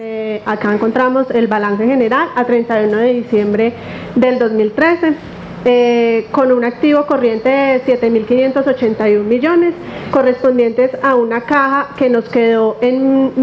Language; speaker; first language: Spanish; native; Spanish